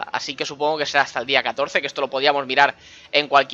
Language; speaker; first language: Spanish; native; Spanish